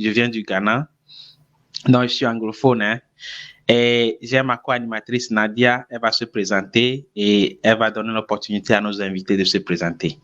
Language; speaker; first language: French; non-native, fluent; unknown